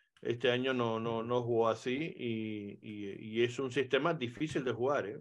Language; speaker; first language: Spanish; native; Spanish